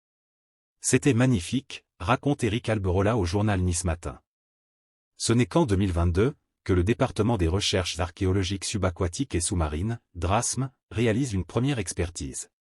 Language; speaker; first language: French; native; French